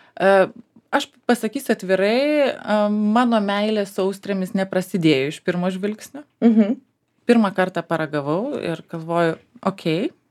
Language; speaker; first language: Lithuanian; native; Lithuanian